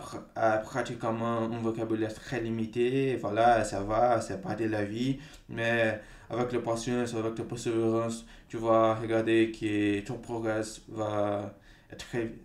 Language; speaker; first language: French; non-native, fluent; Portuguese